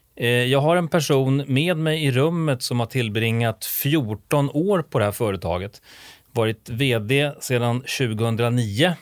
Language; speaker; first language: Swedish; native; Swedish